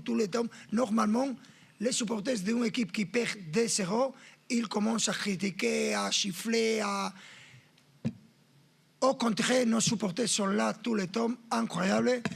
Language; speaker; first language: French; non-native, fluent; Spanish